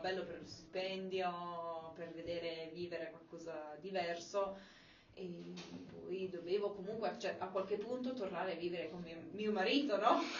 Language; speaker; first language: Italian; non-native, fluent; English